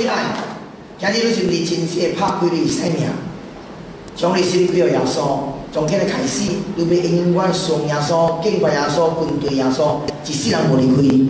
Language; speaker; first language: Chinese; non-native, local second language; Min Nan Chinese